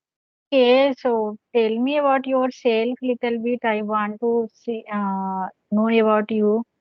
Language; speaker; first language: English; non-native, learner; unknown